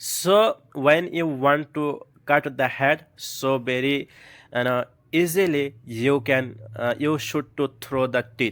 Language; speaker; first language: English; non-native, learner; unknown